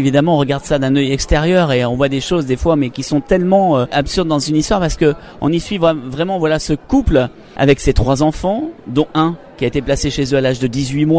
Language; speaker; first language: French; native; French